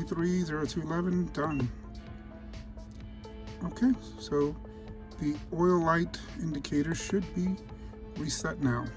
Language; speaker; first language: English; native; English